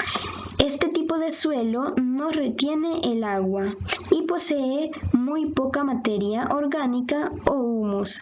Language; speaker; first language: Spanish; native; Spanish